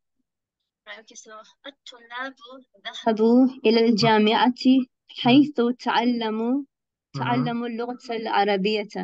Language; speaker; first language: Arabic; non-native, learner; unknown